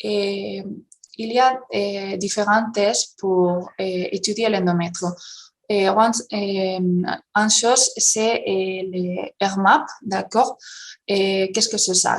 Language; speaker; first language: French; non-native, fluent; Spanish